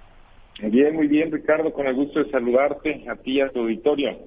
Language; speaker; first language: Spanish; native; Spanish